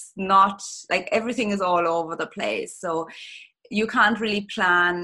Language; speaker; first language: English; non-native, fluent; German